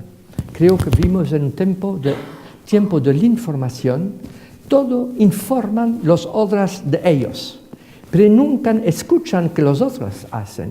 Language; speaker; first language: Spanish; non-native, fluent; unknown